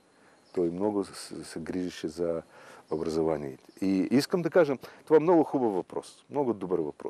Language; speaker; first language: Bulgarian; non-native, fluent; Russian